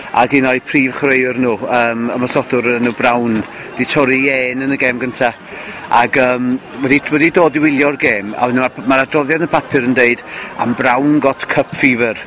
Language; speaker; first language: Welsh; native; Welsh